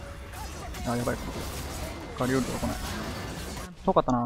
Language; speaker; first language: Japanese; native; Japanese